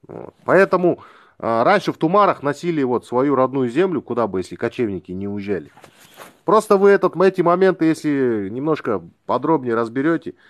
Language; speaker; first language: Russian; non-native, local second language; Kazakh